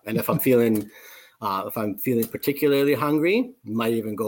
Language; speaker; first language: English; native; English